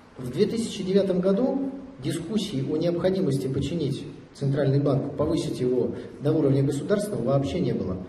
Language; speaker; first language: Russian; native; Russian